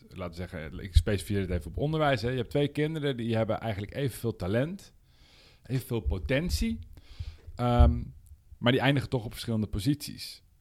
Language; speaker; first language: Dutch; native; Dutch